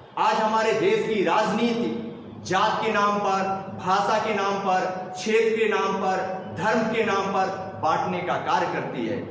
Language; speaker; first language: Hindi; native; Hindi